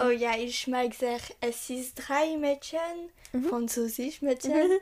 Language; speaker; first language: German; non-native, learner; French